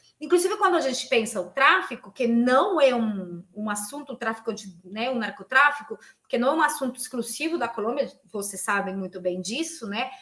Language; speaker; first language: Portuguese; non-native, fluent; Spanish